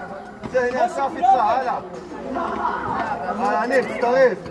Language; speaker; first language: Hebrew; native; Hebrew